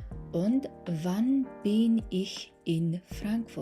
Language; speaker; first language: German; non-native, fluent; Mongolian